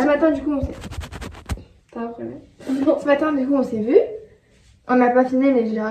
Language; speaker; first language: French; native; French